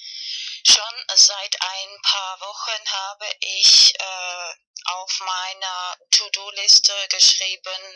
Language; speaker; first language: German; non-native, fluent; Spanish